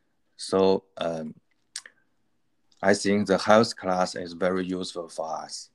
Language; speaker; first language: English; non-native, learner; Chinese